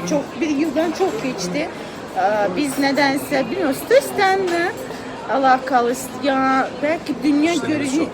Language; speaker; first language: Turkish; non-native, learner; Azerbaijani